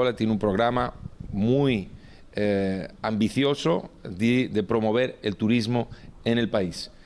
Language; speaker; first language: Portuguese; non-native, learner; Spanish